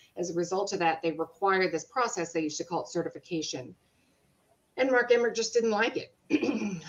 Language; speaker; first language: English; native; English